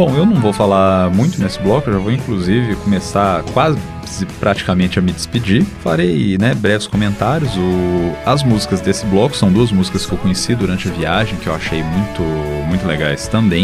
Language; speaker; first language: Portuguese; native; Portuguese